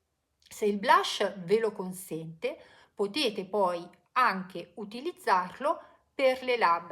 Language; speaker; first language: Italian; native; Italian